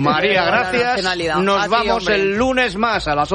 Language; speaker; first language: Spanish; native; Spanish